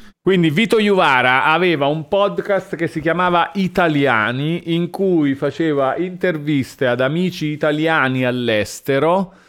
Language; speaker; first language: Italian; native; Italian